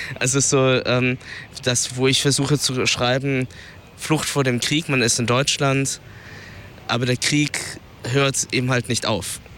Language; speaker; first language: German; early bilingual, other home language; Vietnamese